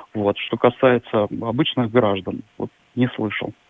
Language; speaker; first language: Russian; native; Russian